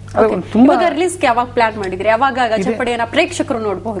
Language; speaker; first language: Kannada; native; Kannada